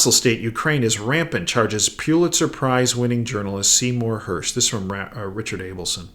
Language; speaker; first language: English; native; English